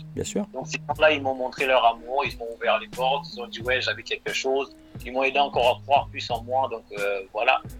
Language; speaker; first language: French; non-native, local second language; Lingala